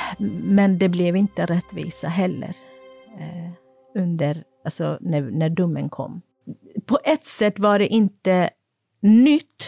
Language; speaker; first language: Swedish; non-native, fluent; Kurdish